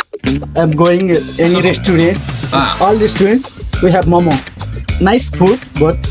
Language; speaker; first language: English; non-native, learner; Nepali